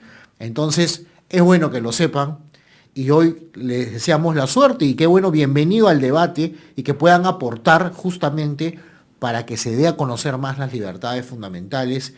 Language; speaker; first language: Spanish; native; Spanish